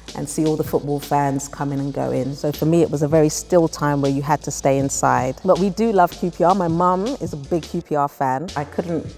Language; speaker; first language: English; native; English